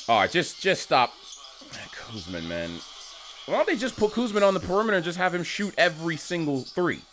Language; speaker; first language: English; native; English